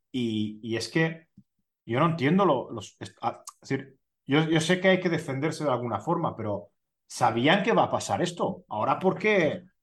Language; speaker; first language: Spanish; non-native, fluent; Hungarian